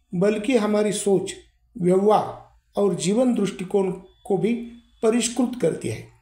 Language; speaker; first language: Hindi; non-native, local second language; Marathi